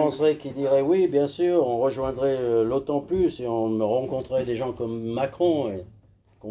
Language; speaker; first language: French; native; French